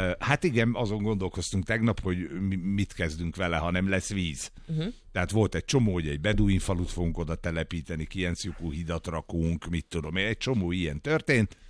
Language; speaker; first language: Hungarian; native; Hungarian